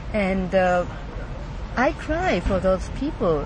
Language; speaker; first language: English; non-native, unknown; Japanese